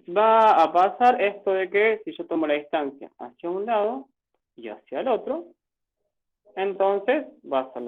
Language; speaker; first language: Spanish; native; Spanish